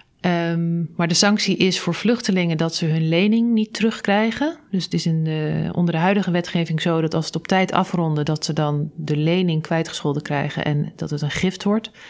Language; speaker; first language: Dutch; native; Dutch